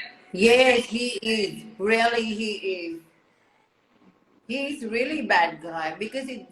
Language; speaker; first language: English; non-native, learner; Hindi